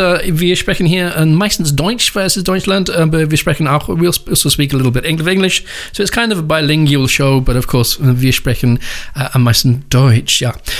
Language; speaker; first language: German; non-native, learner; English